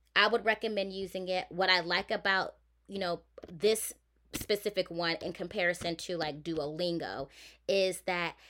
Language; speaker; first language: English; native; English